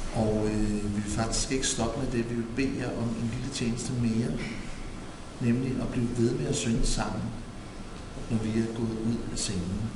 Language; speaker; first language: Danish; native; Danish